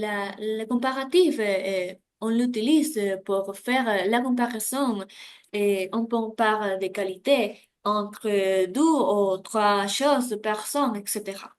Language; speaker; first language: French; non-native, learner; Spanish